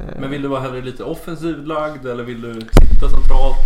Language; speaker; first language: Swedish; native; Swedish